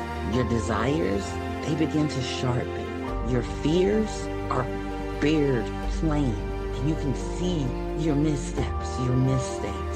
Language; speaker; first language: English; native; English